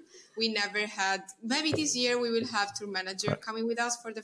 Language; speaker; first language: English; non-native, fluent; Italian